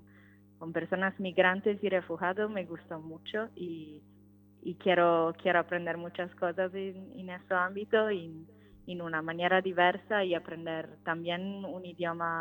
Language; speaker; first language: Spanish; non-native, learner; Italian